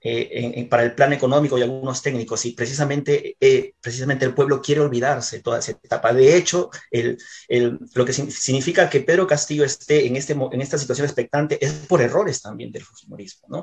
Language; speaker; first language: Spanish; native; Spanish